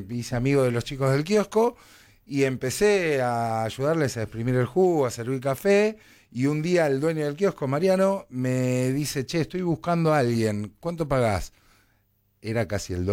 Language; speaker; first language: Spanish; native; Spanish